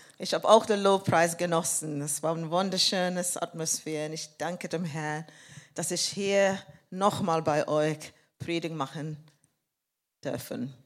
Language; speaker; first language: German; non-native, fluent; English